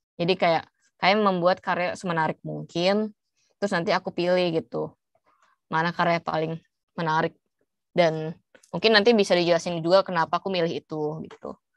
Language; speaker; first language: Indonesian; native; Indonesian